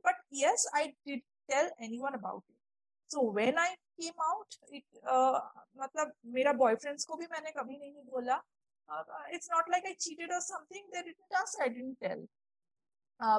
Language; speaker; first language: English; non-native, local second language; Bangla